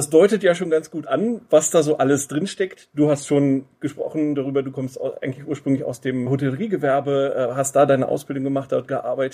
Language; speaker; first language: German; native; German